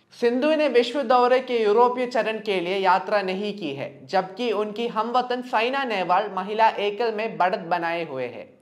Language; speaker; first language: Hindi; non-native, local second language; Malayalam